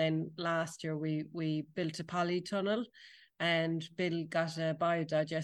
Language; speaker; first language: English; native; English